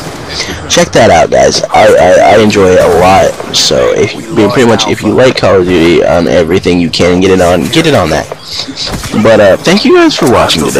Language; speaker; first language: English; native; English